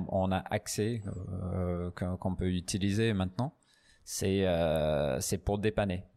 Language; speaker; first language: French; non-native, fluent; English